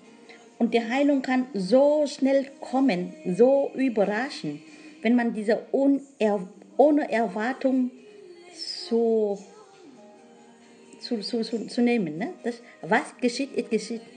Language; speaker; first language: German; non-native, learner; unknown